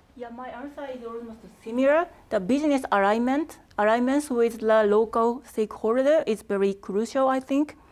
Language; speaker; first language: English; non-native, fluent; Japanese